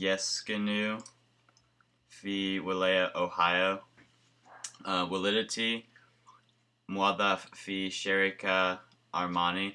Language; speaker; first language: Arabic; non-native, learner; English